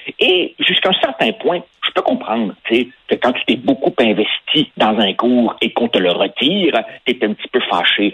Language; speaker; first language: French; early bilingual, other home language; Spanish